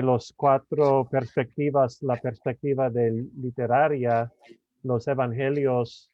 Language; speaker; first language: Spanish; non-native, fluent; English